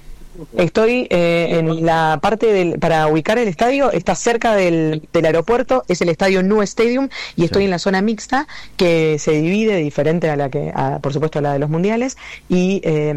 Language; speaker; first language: Spanish; native; Spanish